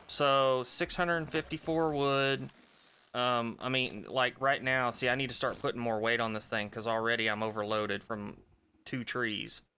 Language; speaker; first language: English; native; English